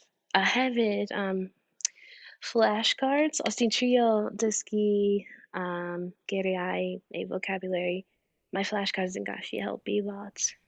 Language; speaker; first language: Welsh; non-native, fluent; English